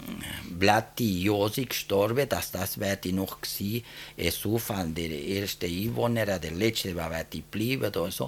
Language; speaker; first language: German; early bilingual, heritage; German